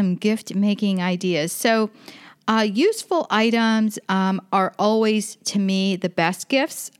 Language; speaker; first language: English; native; English